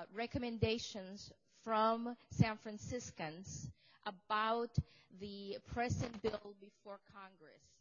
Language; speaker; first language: English; native; English